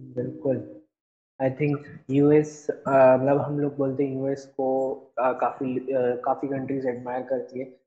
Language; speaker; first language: Hindi; native; Hindi